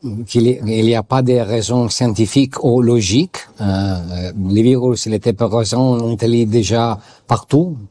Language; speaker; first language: French; non-native, learner; Italian